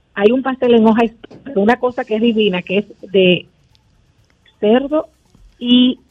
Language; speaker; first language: Spanish; native; Spanish